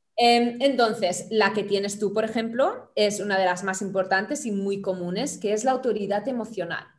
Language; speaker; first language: Spanish; non-native, fluent; German